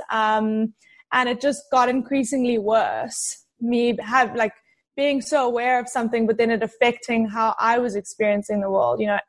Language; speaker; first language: English; native; English